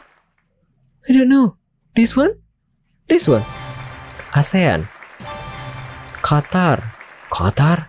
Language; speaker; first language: English; non-native, learner; Indonesian